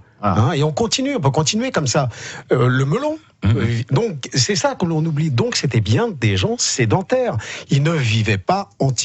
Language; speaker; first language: French; native; French